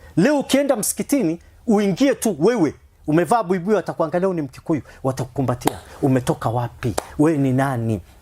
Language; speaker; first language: Swahili; non-native, fluent; Somali